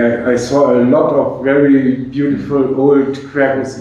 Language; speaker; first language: English; non-native, fluent; German